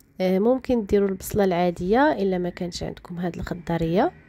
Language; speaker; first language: Arabic; native; Arabic